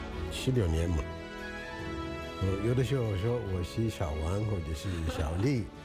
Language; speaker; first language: Chinese; non-native, fluent; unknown